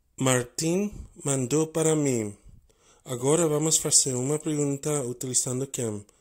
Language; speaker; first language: Portuguese; non-native, learner; English